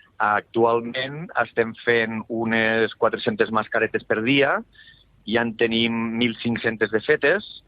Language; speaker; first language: Catalan; native; Catalan